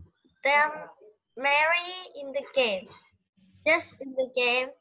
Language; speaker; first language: English; non-native, learner; Vietnamese